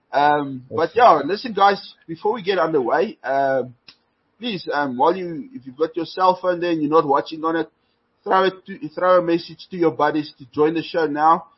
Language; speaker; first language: English; non-native, local second language; Afrikaans